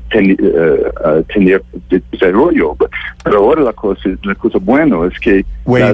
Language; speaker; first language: Spanish; non-native, fluent; English